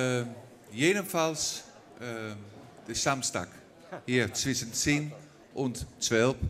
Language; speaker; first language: German; non-native, learner; Dutch